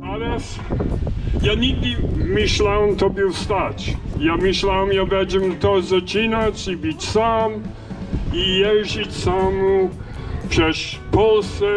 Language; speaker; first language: Polish; non-native, learner; English